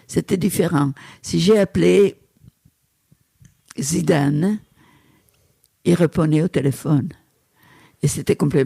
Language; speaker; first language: French; non-native, fluent; Italian